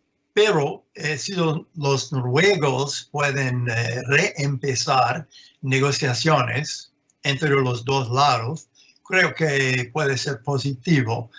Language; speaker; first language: Spanish; non-native, fluent; English